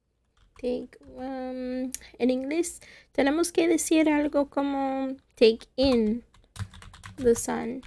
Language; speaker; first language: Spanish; non-native, fluent; English